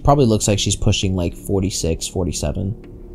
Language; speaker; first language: English; native; English